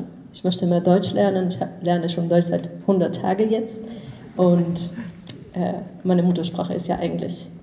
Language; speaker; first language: German; non-native, learner; English